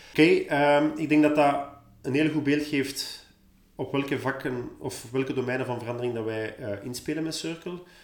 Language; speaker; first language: Dutch; native; Dutch